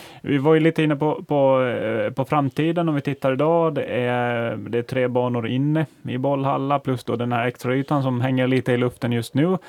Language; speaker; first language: Swedish; native; Swedish